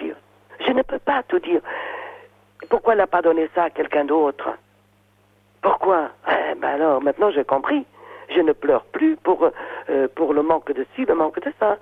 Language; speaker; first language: French; non-native, fluent; Portuguese